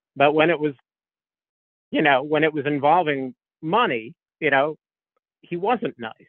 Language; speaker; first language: English; native; English